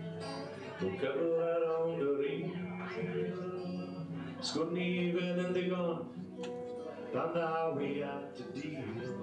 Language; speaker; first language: Welsh; native; Welsh